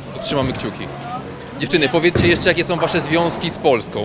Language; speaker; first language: Polish; native; Polish